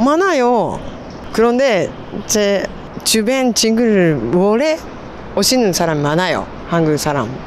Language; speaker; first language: Korean; non-native, fluent; Japanese